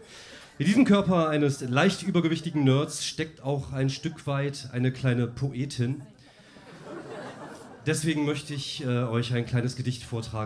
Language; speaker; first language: German; native; German